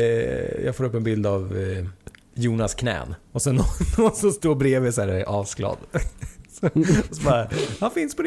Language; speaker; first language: Swedish; native; Swedish